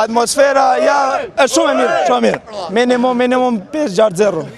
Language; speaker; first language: Albanian; native; Albanian